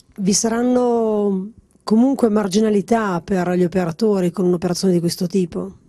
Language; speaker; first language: Italian; native; Italian